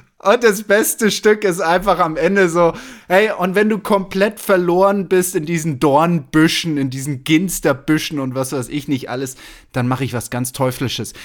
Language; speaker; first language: German; native; German